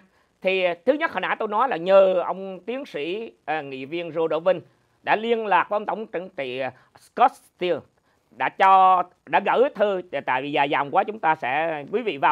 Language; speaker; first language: Vietnamese; native; Vietnamese